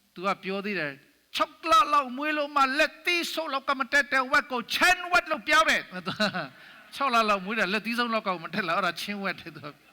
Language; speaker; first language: Burmese; non-native, local second language; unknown